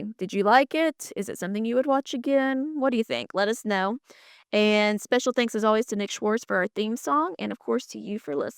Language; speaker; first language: English; native; English